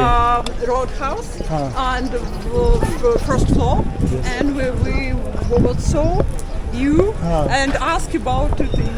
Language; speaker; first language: English; non-native, learner; Russian